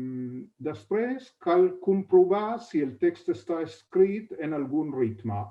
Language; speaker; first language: Catalan; non-native, fluent; Hebrew